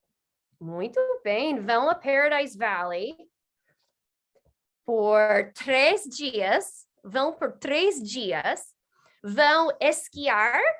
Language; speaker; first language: Portuguese; non-native, fluent; English